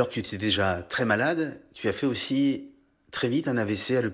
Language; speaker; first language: French; native; French